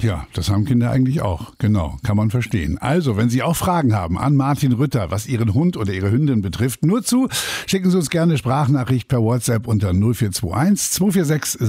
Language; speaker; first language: German; native; German